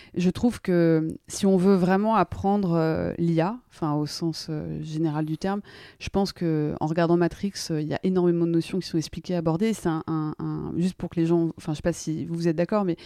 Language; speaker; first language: French; native; French